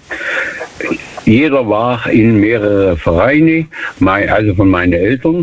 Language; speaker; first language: German; native; German